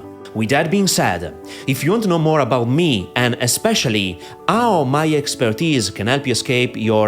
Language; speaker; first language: English; non-native, fluent; Italian